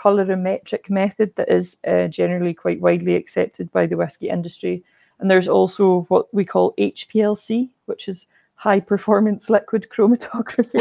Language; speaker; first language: English; native; English